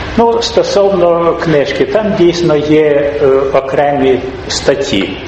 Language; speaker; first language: Ukrainian; native; Ukrainian